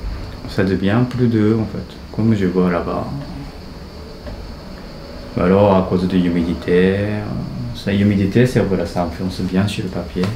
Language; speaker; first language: French; non-native, fluent; Japanese